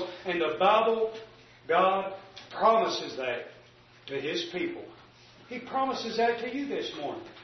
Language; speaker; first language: English; native; English